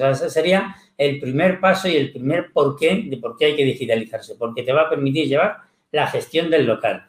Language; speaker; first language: Spanish; native; Spanish